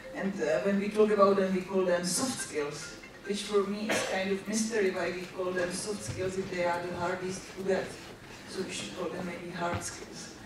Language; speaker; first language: English; non-native, fluent; Czech